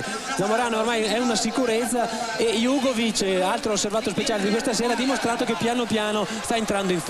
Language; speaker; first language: Italian; native; Italian